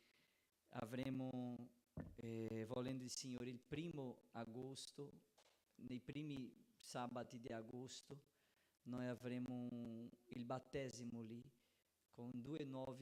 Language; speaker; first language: Italian; non-native, fluent; Portuguese